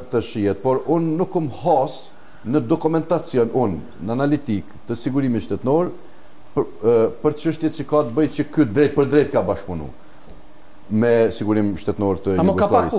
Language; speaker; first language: Albanian; native; Albanian